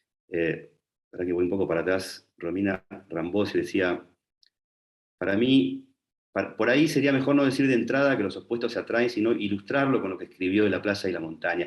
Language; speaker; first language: Spanish; native; Spanish